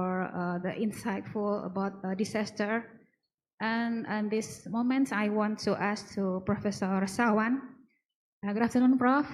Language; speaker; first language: English; non-native, learner; Indonesian